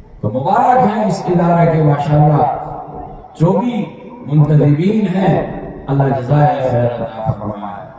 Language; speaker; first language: Urdu; non-native, local second language; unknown